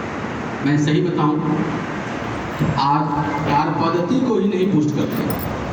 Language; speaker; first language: Hindi; native; Hindi